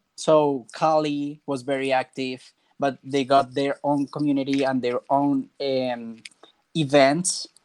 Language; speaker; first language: English; non-native, fluent; Spanish